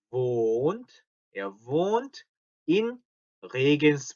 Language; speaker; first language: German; non-native, fluent; Korean